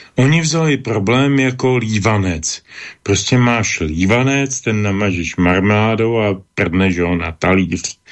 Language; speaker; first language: Czech; native; Czech